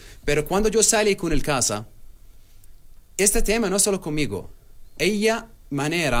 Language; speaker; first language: Spanish; non-native, learner; Arabic